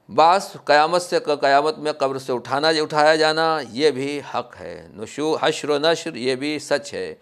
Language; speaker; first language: Hindi; native; Hindi